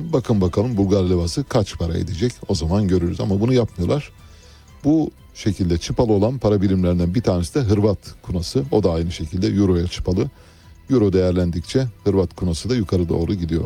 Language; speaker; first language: Turkish; native; Turkish